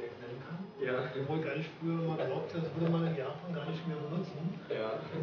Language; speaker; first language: German; native; German